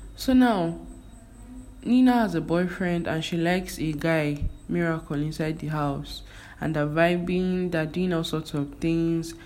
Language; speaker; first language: English; non-native, local second language; Igbo